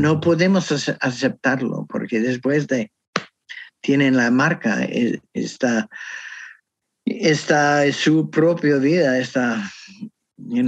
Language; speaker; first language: Spanish; non-native, learner; English